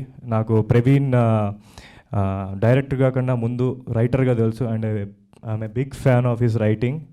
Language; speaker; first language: Telugu; native; Telugu